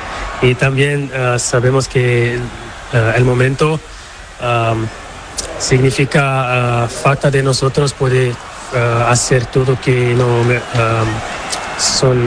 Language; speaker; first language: Spanish; non-native, learner; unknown